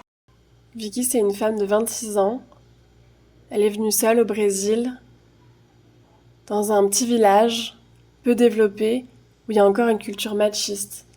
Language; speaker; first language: French; native; French